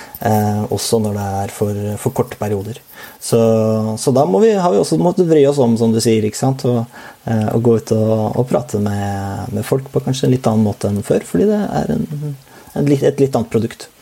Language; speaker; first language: Norwegian; native; Norwegian